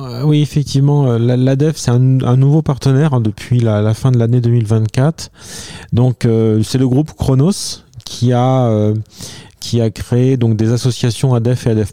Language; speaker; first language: French; native; French